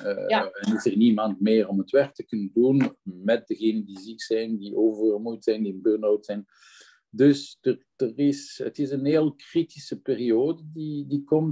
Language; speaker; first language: Dutch; non-native, local second language; French